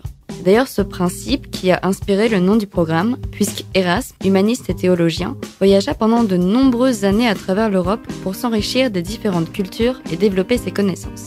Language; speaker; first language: French; native; French